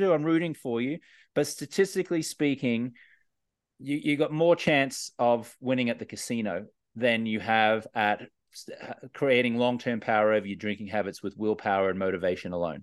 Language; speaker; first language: English; native; English